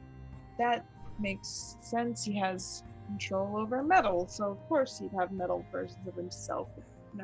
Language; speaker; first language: English; native; English